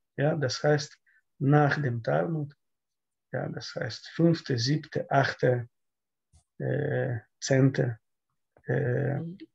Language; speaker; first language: German; non-native, learner; Russian